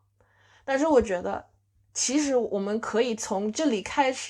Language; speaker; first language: Chinese; non-native, fluent; English